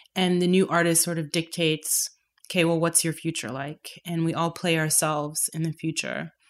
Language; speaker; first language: English; native; English